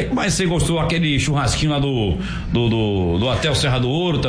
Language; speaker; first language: Portuguese; native; Portuguese